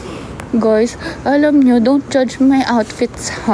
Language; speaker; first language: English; non-native, local second language; Filipino